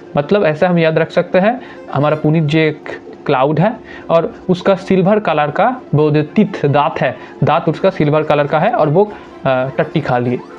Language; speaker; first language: Hindi; non-native, local second language; Bangla